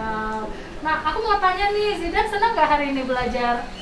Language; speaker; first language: Indonesian; native; Indonesian